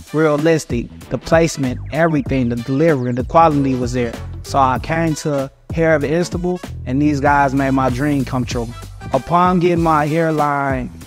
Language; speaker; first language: English; native; English